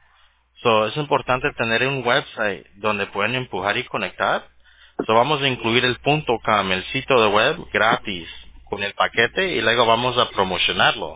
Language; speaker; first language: Spanish; early bilingual, heritage; Spanish